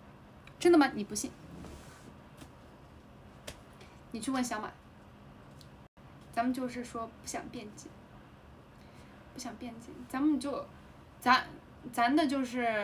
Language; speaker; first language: Chinese; native; Chinese